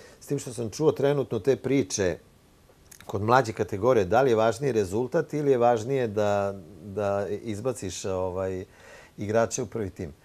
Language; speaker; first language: Serbian; native; Serbian